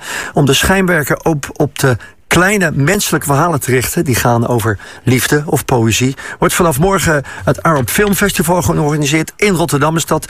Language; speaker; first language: Dutch; native; Dutch